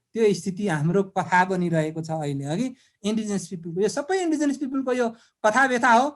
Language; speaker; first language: Nepali; non-native, local second language; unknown